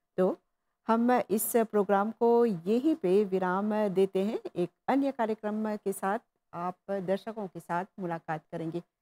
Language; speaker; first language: Hindi; non-native, local second language; Morisyen